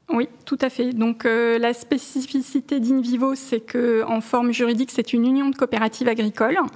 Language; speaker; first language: French; early bilingual, other home language; Arabic